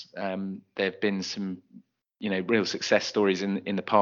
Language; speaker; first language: English; native; English